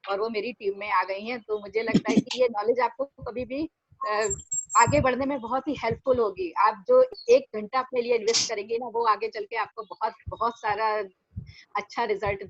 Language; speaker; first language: Hindi; native; Hindi